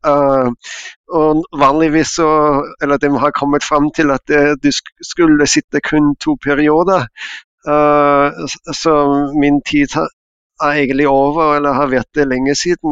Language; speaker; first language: Norwegian; non-native, fluent; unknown